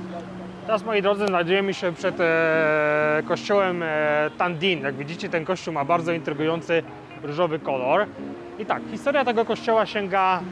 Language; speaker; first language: Polish; native; Polish